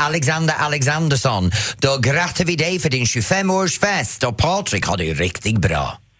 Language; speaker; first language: Swedish; non-native, fluent; English